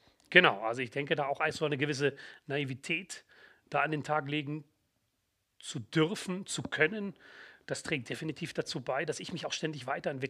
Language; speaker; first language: German; native; German